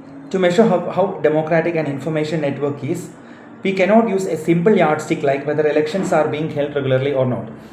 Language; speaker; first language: English; non-native, local second language; Malayalam